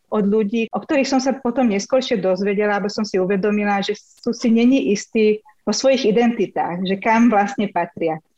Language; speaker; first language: Slovak; non-native, local second language; Hungarian